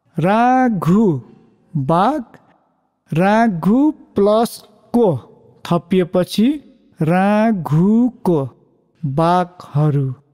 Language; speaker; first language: Nepali; non-native, local second language; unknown